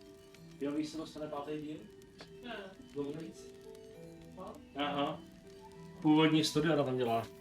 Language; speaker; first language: Czech; native; Czech